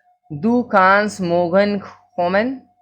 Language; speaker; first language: German; non-native, fluent; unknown